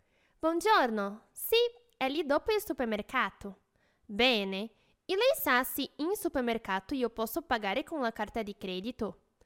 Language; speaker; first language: Italian; non-native, fluent; Portuguese